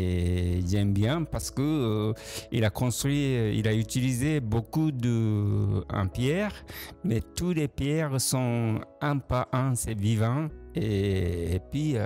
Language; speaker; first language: French; non-native, learner; Japanese